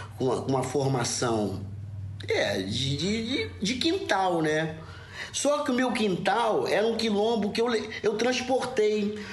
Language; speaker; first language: Portuguese; native; Portuguese